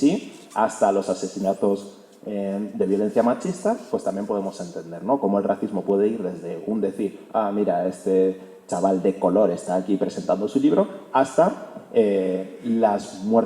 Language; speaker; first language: Spanish; early bilingual, other home language; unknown